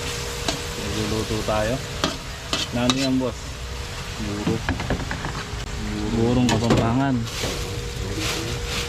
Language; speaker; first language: Filipino; native; Filipino